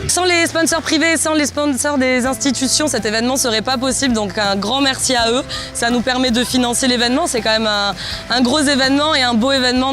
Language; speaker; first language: French; native; French